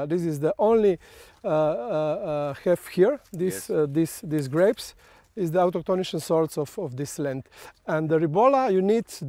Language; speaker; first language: English; non-native, learner; Slovenian